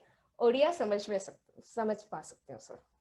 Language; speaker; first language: Hindi; non-native, local second language; Tamil